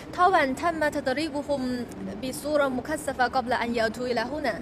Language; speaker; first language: Arabic; non-native, fluent; Chinese